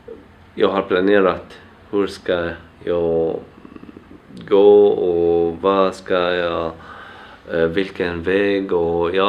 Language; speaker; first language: Swedish; non-native, fluent; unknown